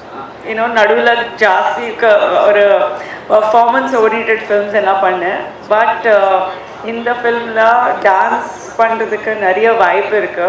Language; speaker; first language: Tamil; non-native, local second language; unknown